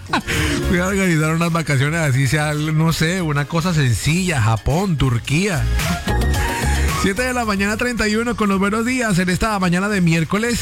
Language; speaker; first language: Spanish; native; Spanish